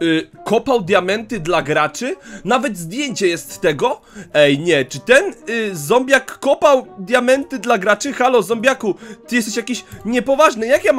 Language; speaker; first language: Polish; native; Polish